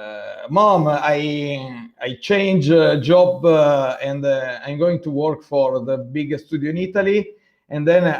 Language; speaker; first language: English; non-native, fluent; Italian